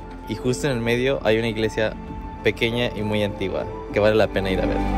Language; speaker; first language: Spanish; native; Spanish